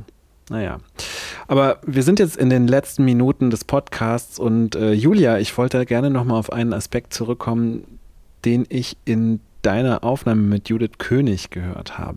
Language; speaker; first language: German; native; German